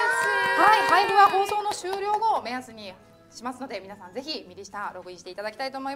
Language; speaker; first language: Japanese; native; Japanese